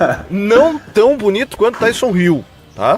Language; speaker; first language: Portuguese; native; Portuguese